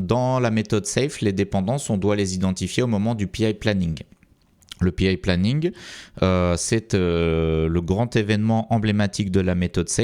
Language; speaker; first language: French; native; French